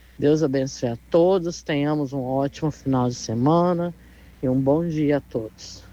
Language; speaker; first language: Portuguese; native; Portuguese